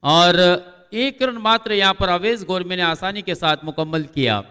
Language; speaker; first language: Hindi; non-native, local second language; Marathi